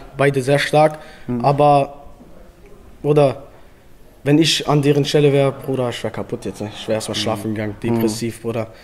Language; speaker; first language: German; early bilingual, other home language; Albanian